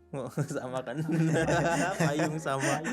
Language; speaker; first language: Indonesian; native; Indonesian